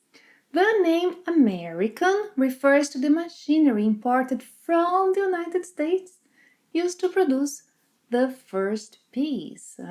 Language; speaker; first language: English; non-native, fluent; Portuguese